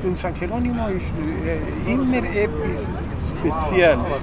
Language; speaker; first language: German; early bilingual, heritage; German